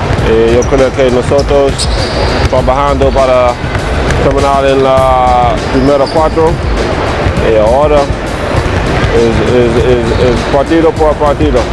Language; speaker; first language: Spanish; non-native, learner; English